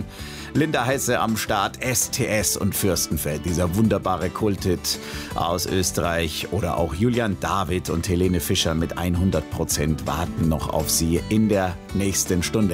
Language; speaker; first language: German; native; German